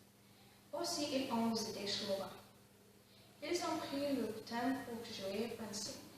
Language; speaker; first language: French; non-native, learner; Lithuanian